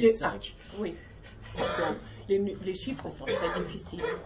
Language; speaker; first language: French; non-native, learner; German